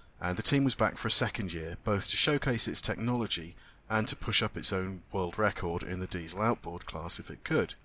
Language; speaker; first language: English; native; English